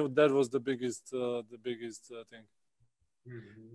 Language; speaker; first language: English; non-native, fluent; Czech